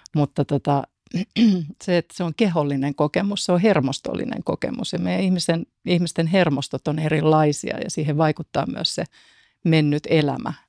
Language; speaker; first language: Finnish; native; Finnish